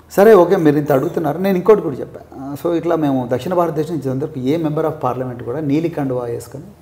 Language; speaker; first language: Telugu; native; Telugu